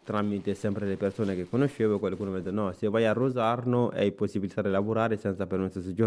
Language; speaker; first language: Italian; non-native, fluent; Bambara